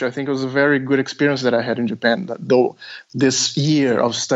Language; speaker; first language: English; non-native, fluent; Portuguese